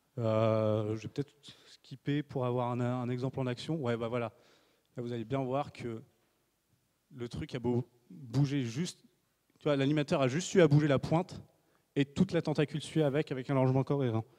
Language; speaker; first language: French; native; French